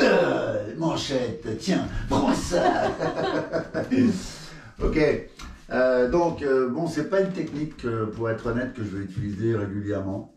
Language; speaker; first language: French; native; French